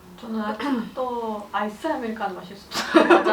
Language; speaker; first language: Korean; non-native, learner; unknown